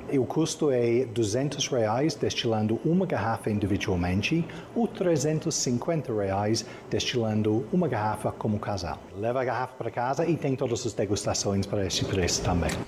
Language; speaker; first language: Portuguese; non-native, fluent; English